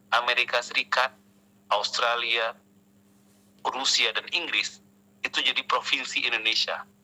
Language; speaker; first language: Indonesian; non-native, local second language; Achinese